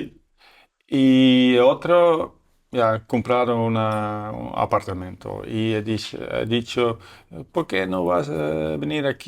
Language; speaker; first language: Spanish; non-native, learner; Dutch